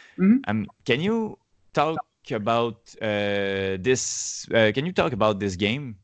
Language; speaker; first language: English; non-native, learner; French